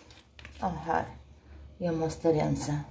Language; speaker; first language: Swedish; non-native, learner; Russian